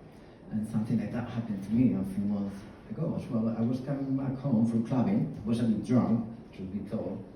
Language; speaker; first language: English; non-native, fluent; Spanish